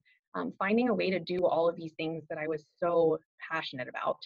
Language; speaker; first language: English; native; English